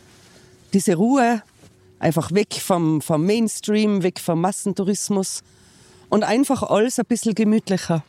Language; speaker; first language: German; native; German